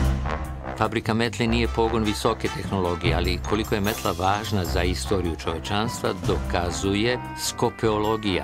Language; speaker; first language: Serbian; native; Serbian